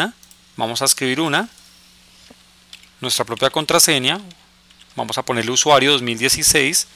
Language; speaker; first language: Spanish; native; Spanish